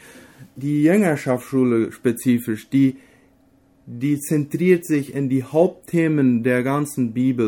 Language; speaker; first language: German; non-native, local second language; Low German